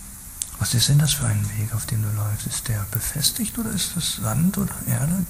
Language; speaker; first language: German; native; German